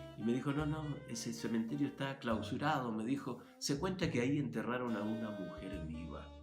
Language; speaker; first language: Spanish; native; Spanish